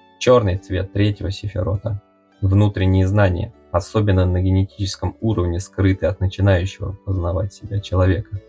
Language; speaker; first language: Russian; native; Russian